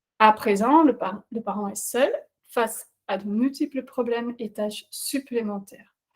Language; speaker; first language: French; non-native, fluent; Dutch